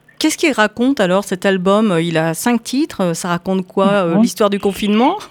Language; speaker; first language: French; native; French